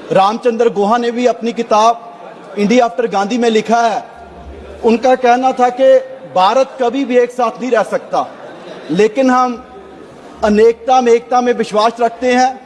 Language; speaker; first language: Hindi; non-native, local second language; Punjabi